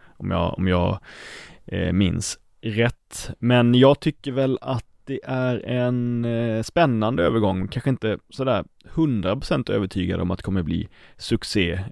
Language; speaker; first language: Swedish; native; Swedish